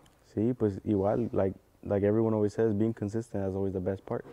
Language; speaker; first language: English; native; English